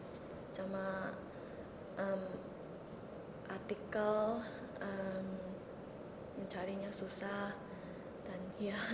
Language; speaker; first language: Indonesian; early bilingual, heritage; Indonesian